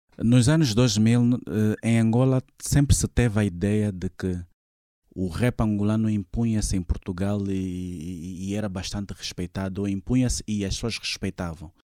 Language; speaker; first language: Portuguese; native; Portuguese